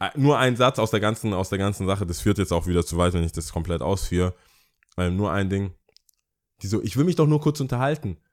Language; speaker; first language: German; early bilingual, other home language; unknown